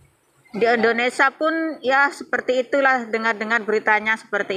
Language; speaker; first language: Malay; non-native, local second language; Javanese